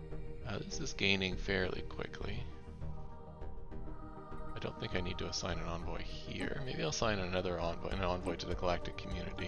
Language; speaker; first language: English; native; English